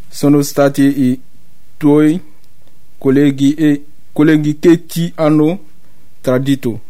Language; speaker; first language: Italian; non-native, learner; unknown